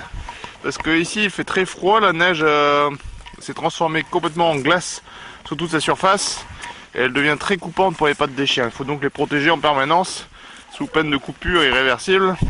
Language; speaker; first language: French; native; French